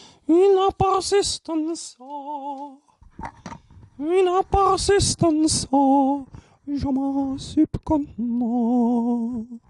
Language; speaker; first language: French; non-native, learner; German